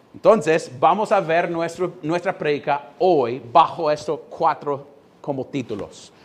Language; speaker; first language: Spanish; non-native, fluent; English